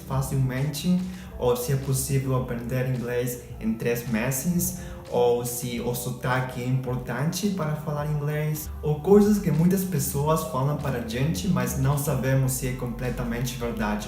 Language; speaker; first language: Portuguese; non-native, fluent; Spanish